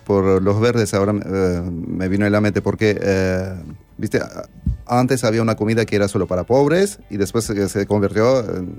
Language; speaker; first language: Spanish; non-native, fluent; Armenian